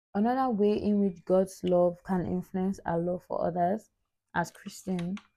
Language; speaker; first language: English; non-native, local second language; Igbo